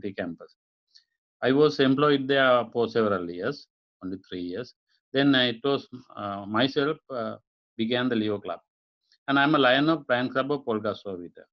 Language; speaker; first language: English; non-native, local second language; Sinhala